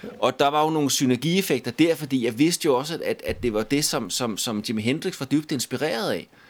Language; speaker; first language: Danish; native; Danish